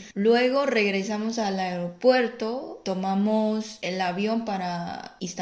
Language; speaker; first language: Spanish; non-native, fluent; Chinese